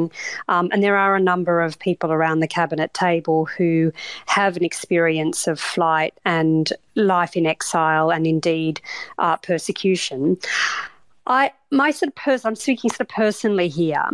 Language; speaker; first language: English; native; English